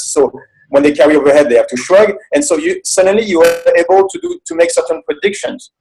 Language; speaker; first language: English; non-native, fluent; French